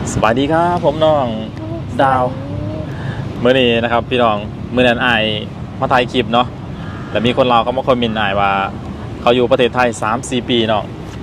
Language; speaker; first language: Thai; native; Thai